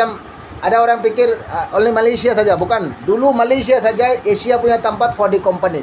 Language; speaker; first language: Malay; non-native, learner; Bangla